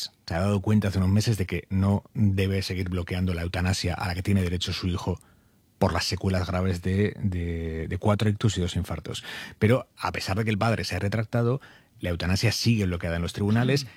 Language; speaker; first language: Spanish; native; Spanish